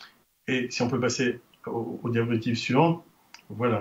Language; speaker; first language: French; native; French